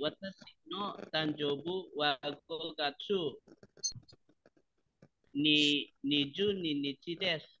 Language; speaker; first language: Japanese; non-native, learner; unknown